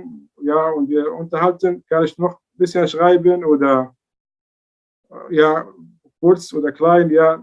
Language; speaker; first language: German; non-native, learner; Arabic